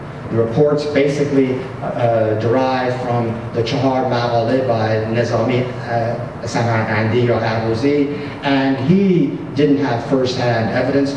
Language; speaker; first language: English; native; English